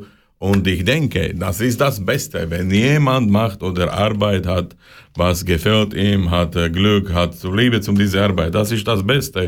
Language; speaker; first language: German; non-native, learner; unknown